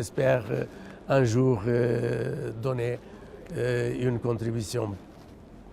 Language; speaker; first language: French; non-native, fluent; Portuguese